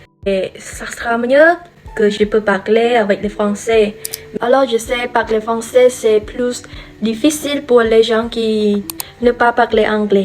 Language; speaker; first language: French; non-native, learner; Khmer